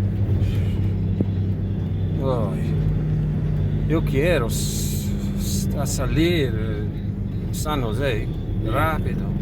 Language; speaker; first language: Spanish; non-native, learner; English